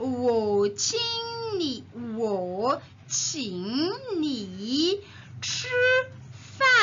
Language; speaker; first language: Chinese; non-native, learner; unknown